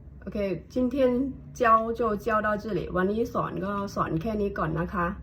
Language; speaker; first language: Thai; non-native, fluent; Hakka Chinese